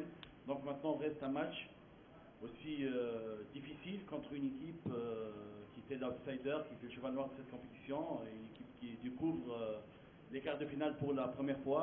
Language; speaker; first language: French; non-native, local second language; Arabic